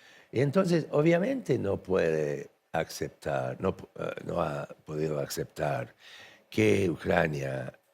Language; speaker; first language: Spanish; non-native, fluent; English